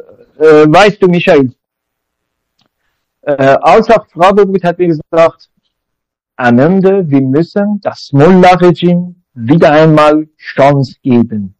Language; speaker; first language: German; non-native, learner; Persian